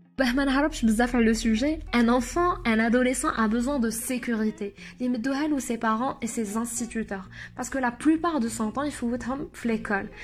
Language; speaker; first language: French; non-native, local second language; Arabic